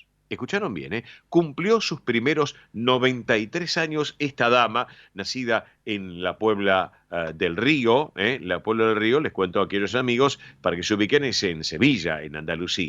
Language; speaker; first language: Spanish; native; Spanish